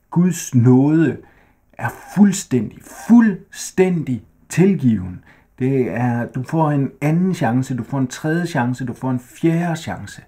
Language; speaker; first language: Danish; native; Danish